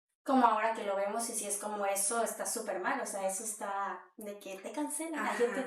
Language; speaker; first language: Spanish; native; Spanish